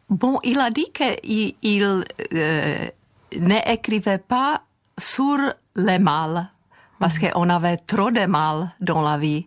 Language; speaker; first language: French; non-native, fluent; Czech